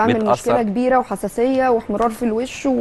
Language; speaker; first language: Arabic; native; Arabic